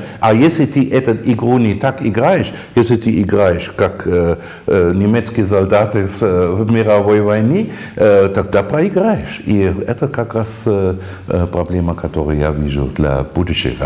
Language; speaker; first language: Russian; non-native, fluent; German